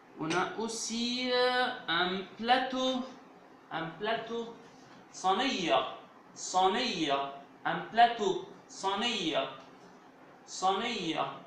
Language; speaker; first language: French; non-native, fluent; Arabic